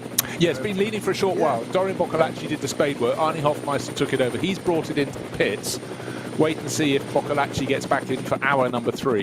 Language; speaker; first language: English; native; English